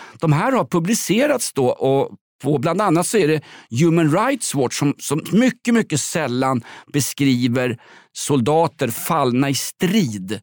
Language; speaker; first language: Swedish; native; Swedish